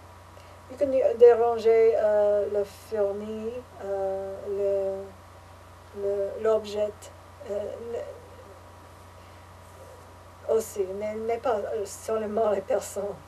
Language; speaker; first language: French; non-native, learner; English